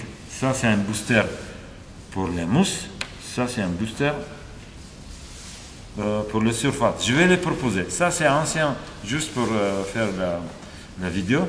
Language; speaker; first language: French; non-native, fluent; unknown